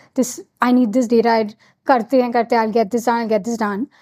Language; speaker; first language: English; non-native, local second language; Hindi